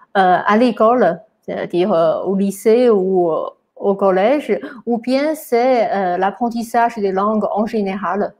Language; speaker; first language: French; non-native, fluent; Chinese